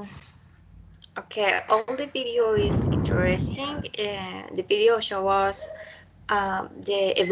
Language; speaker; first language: English; non-native, learner; Spanish